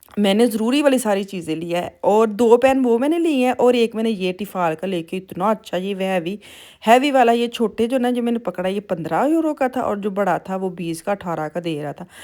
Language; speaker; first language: Urdu; non-native, local second language; Punjabi